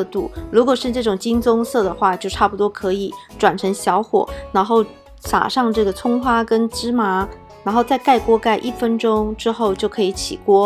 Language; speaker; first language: Chinese; native; Chinese